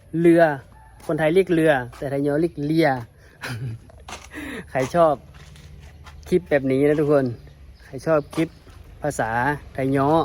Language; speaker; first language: Thai; non-native, local second language; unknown